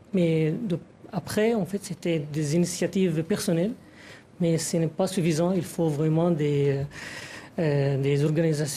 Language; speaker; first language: French; non-native, fluent; Arabic